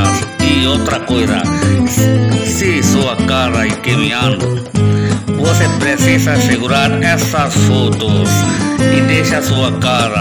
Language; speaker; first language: Portuguese; non-native, learner; Hindi